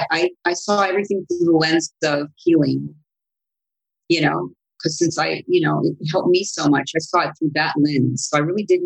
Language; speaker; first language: English; non-native, fluent; Italian